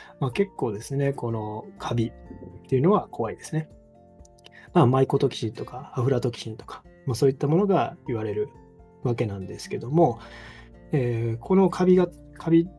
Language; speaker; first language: Japanese; native; Japanese